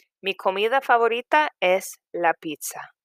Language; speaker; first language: Spanish; non-native, fluent; English